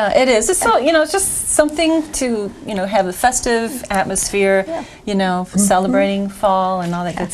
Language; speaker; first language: English; native; English